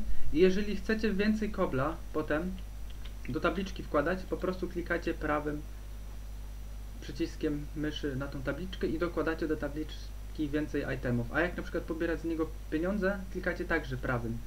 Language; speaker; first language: Polish; native; Polish